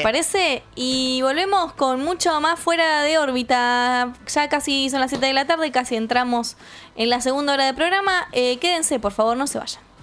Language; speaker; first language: Spanish; native; Spanish